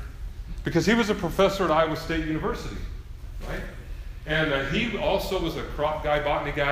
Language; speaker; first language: English; native; English